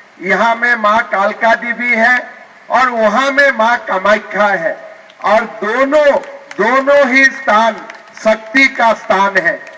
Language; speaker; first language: Hindi; non-native, local second language; Assamese